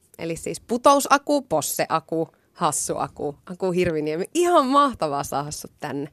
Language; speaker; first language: Finnish; native; Finnish